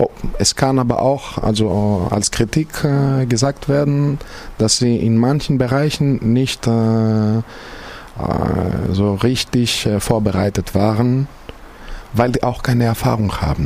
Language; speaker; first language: German; non-native, fluent; Greek